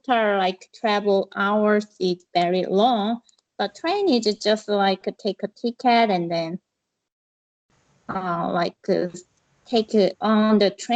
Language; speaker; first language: English; non-native, learner; Korean